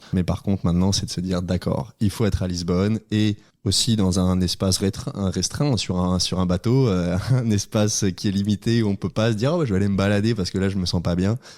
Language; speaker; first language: French; native; French